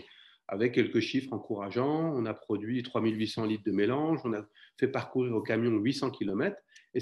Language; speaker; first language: French; native; French